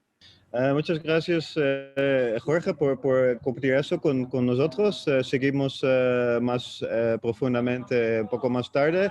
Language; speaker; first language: Spanish; non-native, fluent; Dutch